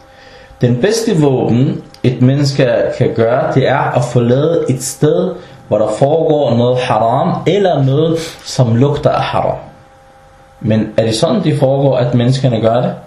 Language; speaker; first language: Danish; early bilingual, other home language; Arabic